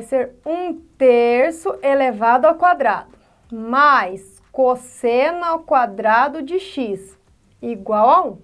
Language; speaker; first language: Portuguese; native; Portuguese